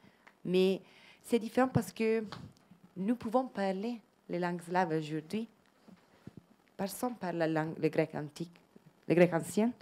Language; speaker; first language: French; non-native, learner; Italian